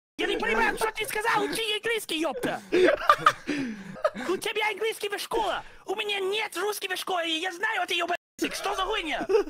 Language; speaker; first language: Russian; non-native, learner; English